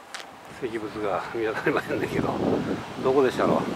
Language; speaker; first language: Japanese; native; Japanese